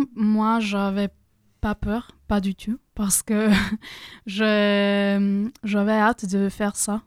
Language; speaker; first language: French; non-native, learner; Croatian